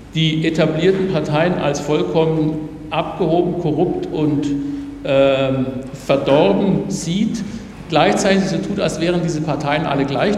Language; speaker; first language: German; native; German